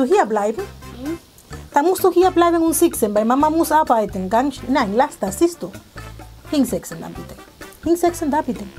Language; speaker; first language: German; non-native, fluent; Spanish